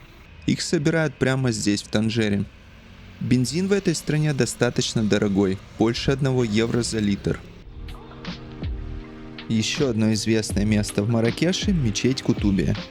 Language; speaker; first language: Russian; native; Russian